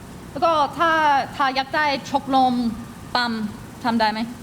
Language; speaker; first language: Thai; non-native, learner; English